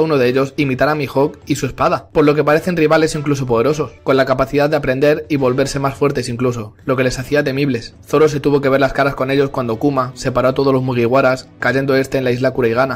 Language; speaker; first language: Spanish; native; Spanish